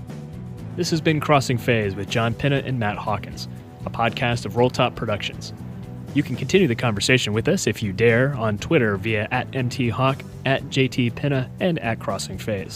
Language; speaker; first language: English; native; English